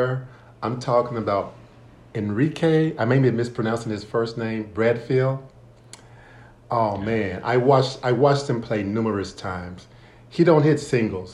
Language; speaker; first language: English; native; English